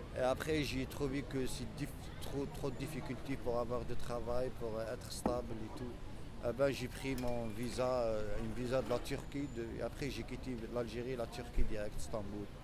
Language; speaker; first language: French; non-native, local second language; Arabic